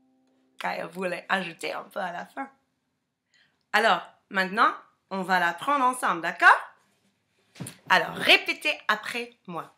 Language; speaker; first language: French; non-native, fluent; English